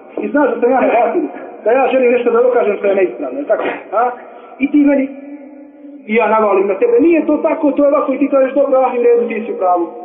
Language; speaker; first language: Bosnian; native; Bosnian